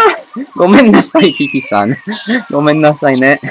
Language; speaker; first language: Japanese; non-native, learner; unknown